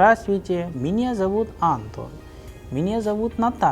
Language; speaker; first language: Russian; non-native, fluent; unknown